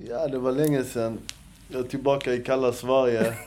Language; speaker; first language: Swedish; early bilingual, other home language; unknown